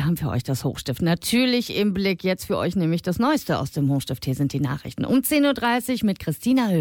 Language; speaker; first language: German; native; German